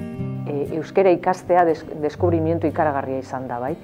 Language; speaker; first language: Basque; non-native, local second language; Spanish